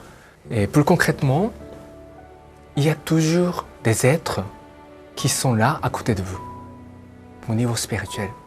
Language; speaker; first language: French; non-native, fluent; Japanese